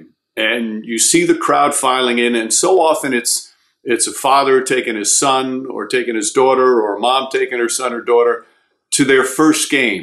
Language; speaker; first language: English; native; English